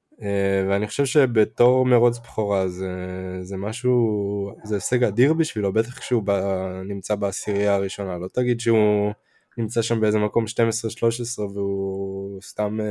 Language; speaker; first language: Hebrew; native; Hebrew